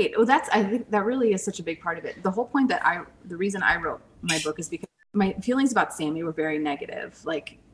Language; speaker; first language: English; native; English